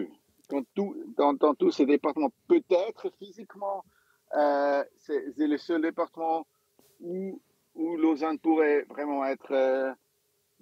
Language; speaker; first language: French; non-native, local second language; German